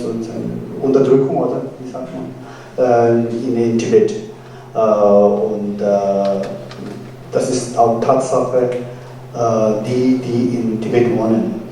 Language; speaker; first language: German; non-native, learner; Tibetan